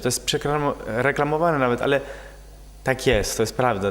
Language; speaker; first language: Polish; non-native, fluent; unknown